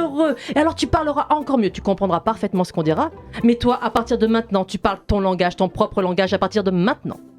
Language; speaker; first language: French; native; French